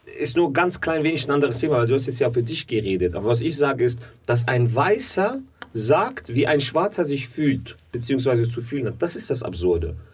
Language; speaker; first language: German; native; German